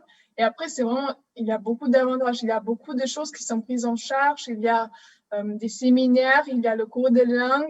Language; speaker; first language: French; non-native, fluent; German